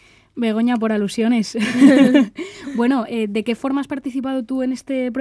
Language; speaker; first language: Spanish; native; Spanish